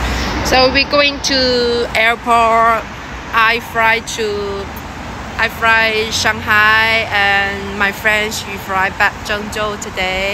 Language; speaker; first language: English; non-native, learner; Chinese